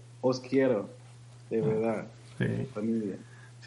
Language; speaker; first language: Spanish; non-native, learner; English